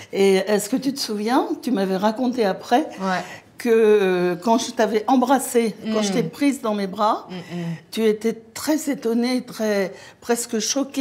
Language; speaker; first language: French; native; French